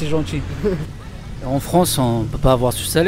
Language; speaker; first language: French; native; French